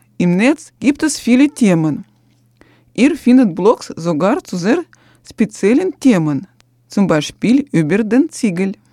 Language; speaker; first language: German; non-native, fluent; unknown